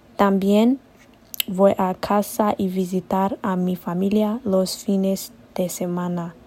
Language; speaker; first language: Spanish; non-native, learner; Amharic